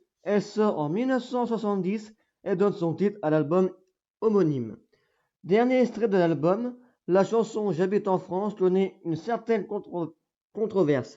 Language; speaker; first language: French; native; French